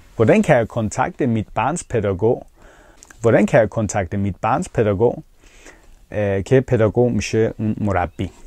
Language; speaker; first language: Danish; non-native, fluent; Persian